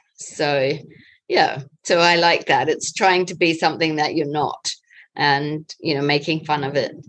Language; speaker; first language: English; native; English